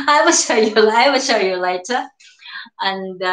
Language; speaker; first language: English; non-native, learner; Japanese